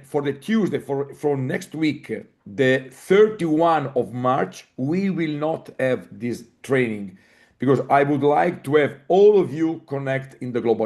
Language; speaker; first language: English; non-native, fluent; Italian